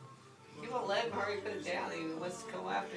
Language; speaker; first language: English; native; English